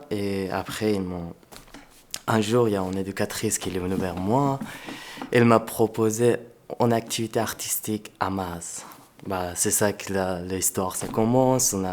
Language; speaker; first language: French; non-native, fluent; Persian